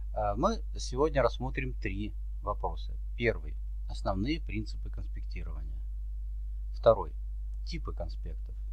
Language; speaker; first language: Russian; native; Russian